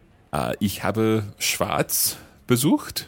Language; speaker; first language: German; non-native, learner; English